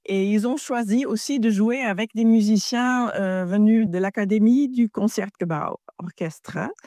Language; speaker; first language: French; non-native, fluent; Dutch